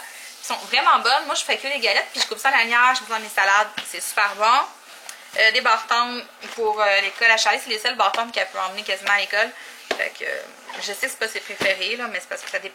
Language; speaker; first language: French; native; French